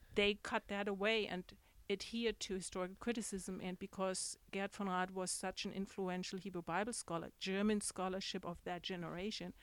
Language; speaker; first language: English; non-native, fluent; German